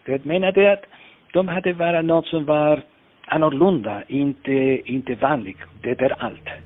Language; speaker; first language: Swedish; non-native, fluent; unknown